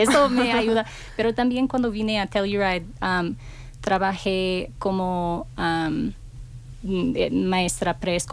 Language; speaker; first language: Spanish; non-native, fluent; English